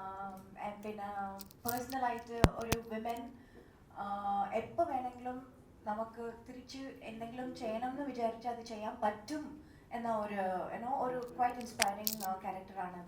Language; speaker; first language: Malayalam; non-native, local second language; Tamil